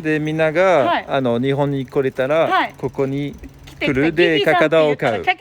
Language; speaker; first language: Japanese; non-native, fluent; French